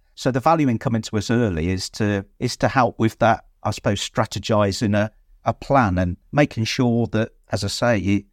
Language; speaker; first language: English; native; English